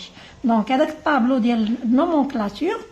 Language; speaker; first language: Arabic; native; Arabic